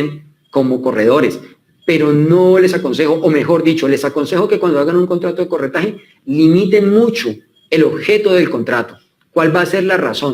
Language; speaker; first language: Spanish; native; Spanish